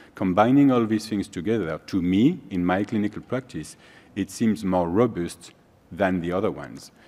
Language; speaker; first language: English; non-native, fluent; French